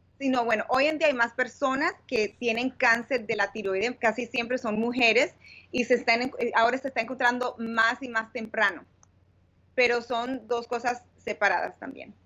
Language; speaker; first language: Spanish; early bilingual, heritage; Spanish